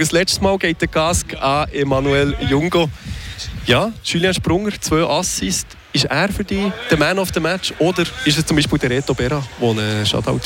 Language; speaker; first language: German; native; German